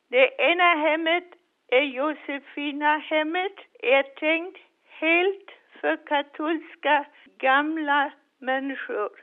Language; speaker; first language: Swedish; non-native, fluent; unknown